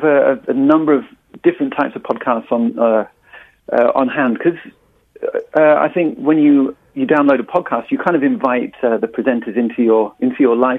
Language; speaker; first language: English; native; English